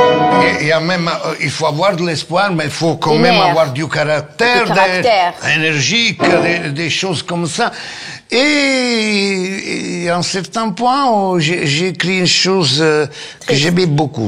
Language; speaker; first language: French; non-native, fluent; Italian